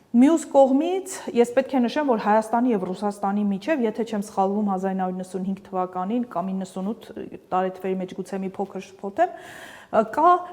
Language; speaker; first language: Armenian; native; Armenian